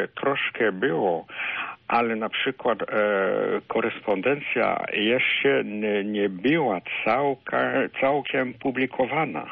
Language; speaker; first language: Polish; non-native, fluent; French